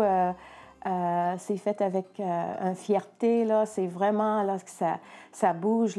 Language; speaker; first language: French; non-native, local second language; English